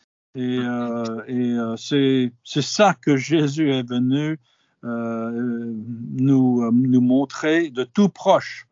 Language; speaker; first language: French; non-native, fluent; English